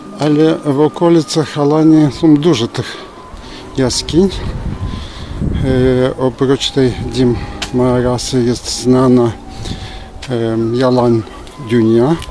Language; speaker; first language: Polish; non-native, fluent; Turkish